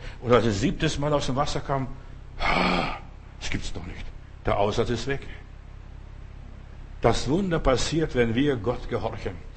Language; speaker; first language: German; non-native, fluent; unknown